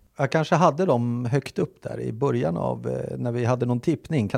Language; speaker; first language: Swedish; native; Swedish